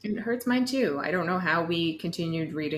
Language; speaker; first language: English; native; English